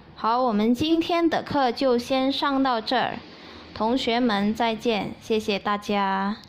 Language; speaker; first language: Chinese; early bilingual, heritage; Chinese